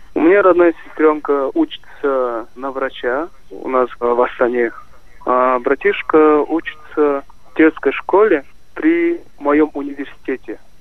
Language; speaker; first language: Russian; non-native, local second language; Kazakh